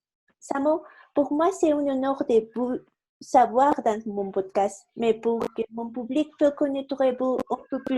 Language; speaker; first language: French; non-native, learner; Spanish